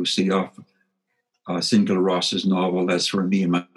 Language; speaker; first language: English; native; English